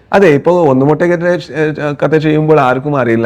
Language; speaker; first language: Malayalam; non-native, learner; Kannada